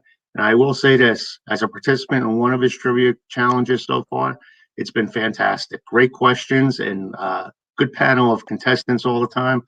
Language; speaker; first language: English; native; English